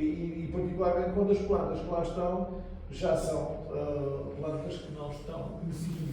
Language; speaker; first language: Portuguese; native; Portuguese